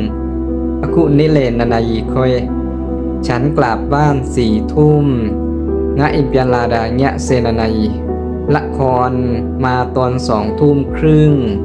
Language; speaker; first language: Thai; non-native, fluent; Burmese